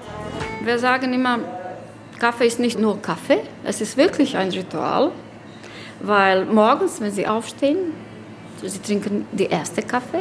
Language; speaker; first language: German; non-native, learner; Bosnian